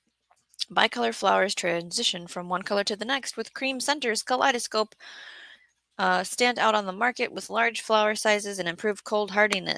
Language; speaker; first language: English; native; English